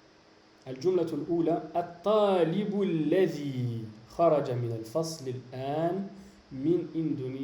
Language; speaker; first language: Arabic; non-native, fluent; French